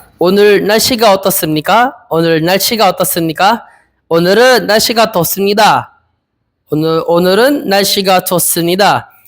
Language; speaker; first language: Korean; non-native, learner; Filipino